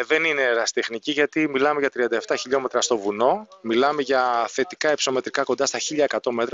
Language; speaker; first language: Greek; native; Greek